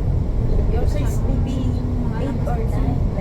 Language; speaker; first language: English; non-native, learner; Filipino